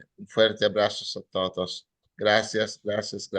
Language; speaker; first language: Spanish; native; Spanish